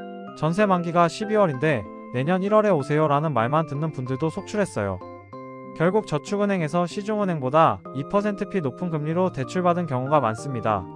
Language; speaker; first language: Korean; native; Korean